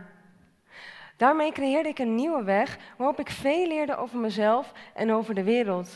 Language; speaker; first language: Dutch; native; Dutch